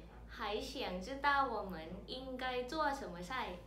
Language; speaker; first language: Chinese; non-native, learner; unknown